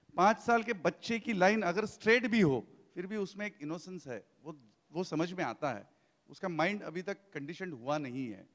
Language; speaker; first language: Hindi; native; Hindi